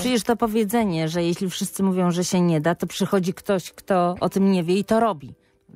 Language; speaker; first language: Polish; native; Polish